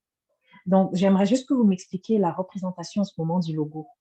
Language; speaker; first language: French; native; French